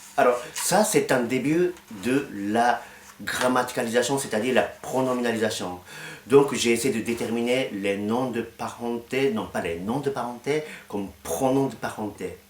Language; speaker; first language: French; non-native, fluent; Japanese